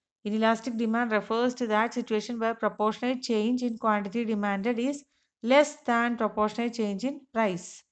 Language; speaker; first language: English; non-native, local second language; Malayalam